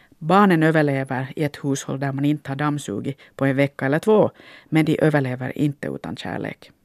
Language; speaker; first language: Swedish; non-native, local second language; Finnish